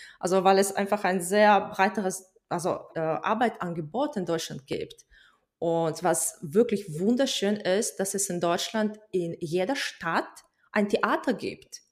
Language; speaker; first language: German; non-native, fluent; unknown